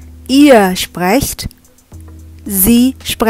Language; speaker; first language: German; non-native, fluent; Indonesian